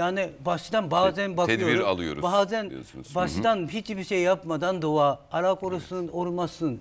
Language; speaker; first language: Turkish; non-native, learner; Japanese